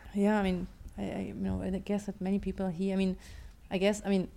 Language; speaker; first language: English; non-native, fluent; German